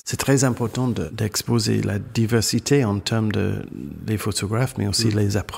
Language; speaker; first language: French; non-native, fluent; English